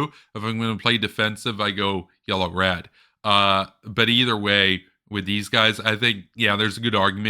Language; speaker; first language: English; native; English